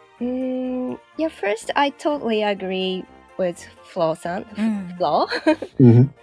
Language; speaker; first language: English; non-native, learner; Japanese